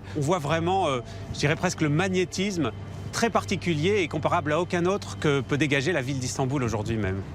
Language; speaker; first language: French; native; French